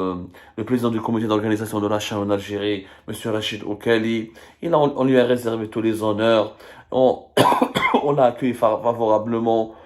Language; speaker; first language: French; non-native, local second language; Arabic